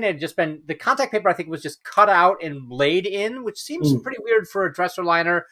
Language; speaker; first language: English; native; English